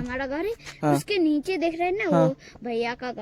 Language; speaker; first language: Hindi; non-native, local second language; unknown